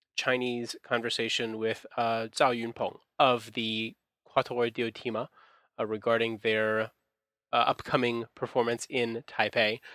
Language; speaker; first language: English; native; English